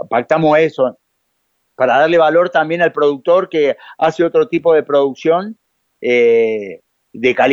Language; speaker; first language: Spanish; native; Spanish